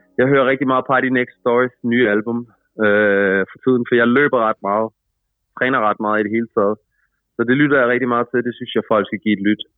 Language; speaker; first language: Danish; native; Danish